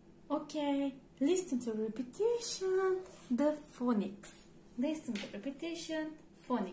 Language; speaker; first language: English; non-native, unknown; Turkish